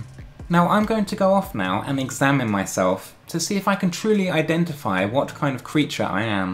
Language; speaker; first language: English; native; English